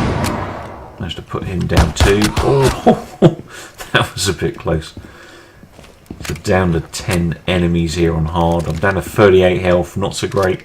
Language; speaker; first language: English; native; English